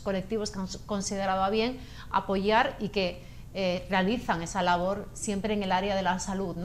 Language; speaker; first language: Spanish; native; Spanish